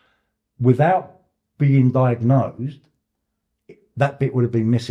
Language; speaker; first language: English; native; English